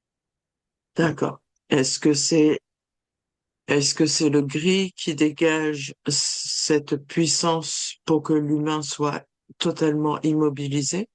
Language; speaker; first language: French; native; French